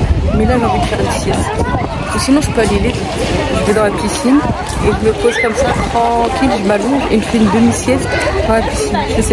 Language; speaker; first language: French; early bilingual, other home language; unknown